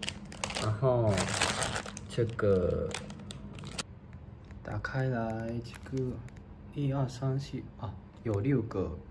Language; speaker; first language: Chinese; non-native, fluent; Japanese